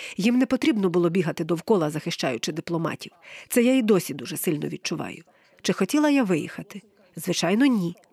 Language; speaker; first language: Ukrainian; non-native, fluent; English